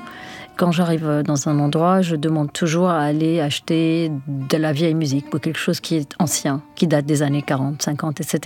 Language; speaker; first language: French; non-native, local second language; Arabic